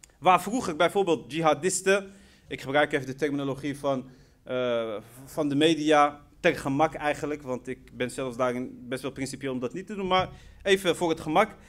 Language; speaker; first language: Dutch; early bilingual, other home language; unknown